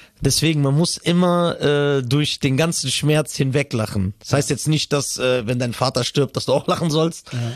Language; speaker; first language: German; early bilingual, other home language; Arabic